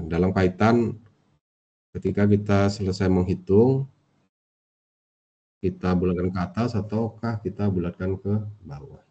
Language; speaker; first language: Indonesian; native; Indonesian